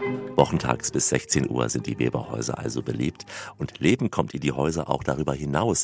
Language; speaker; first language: German; native; German